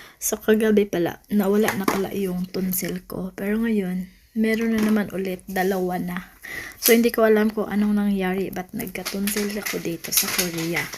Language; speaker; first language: Filipino; non-native, local second language; Cebuano